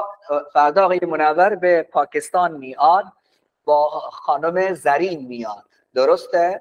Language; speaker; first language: Persian; non-native, fluent; Urdu